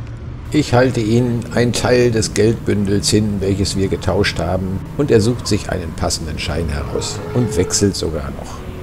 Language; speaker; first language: German; native; German